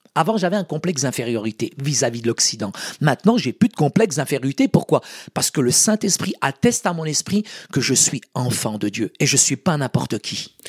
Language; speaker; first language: French; early bilingual, other home language; Arabic